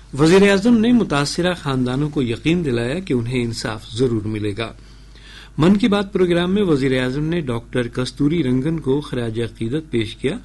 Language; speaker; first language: Urdu; native; Urdu